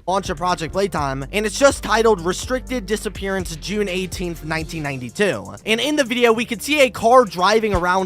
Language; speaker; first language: English; native; English